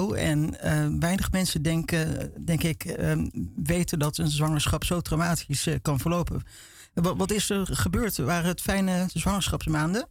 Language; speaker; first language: Dutch; native; Dutch